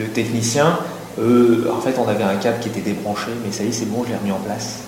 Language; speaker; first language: French; native; French